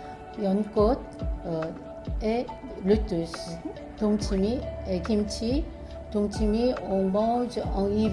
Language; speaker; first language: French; non-native, learner; Korean